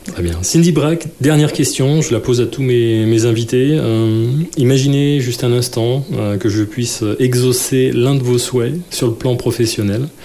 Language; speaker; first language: French; native; French